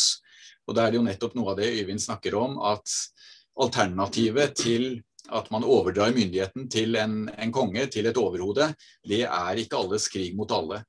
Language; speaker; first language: Norwegian; native; Norwegian